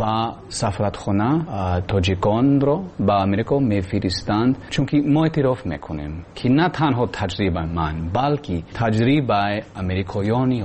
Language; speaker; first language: Persian; non-native, learner; English